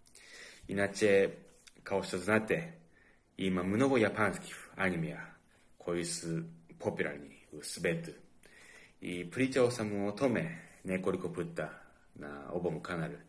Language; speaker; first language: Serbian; non-native, fluent; Japanese